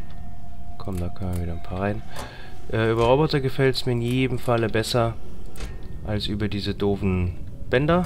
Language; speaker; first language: German; native; German